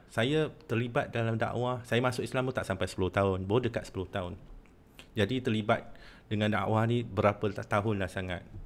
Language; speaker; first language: Malay; non-native, local second language; Chinese